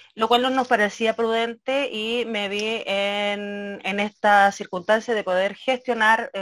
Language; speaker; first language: Spanish; native; Spanish